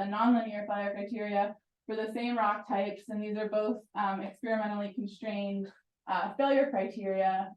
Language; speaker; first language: English; native; English